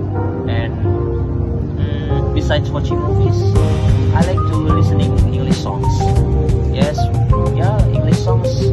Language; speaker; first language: English; non-native, learner; Indonesian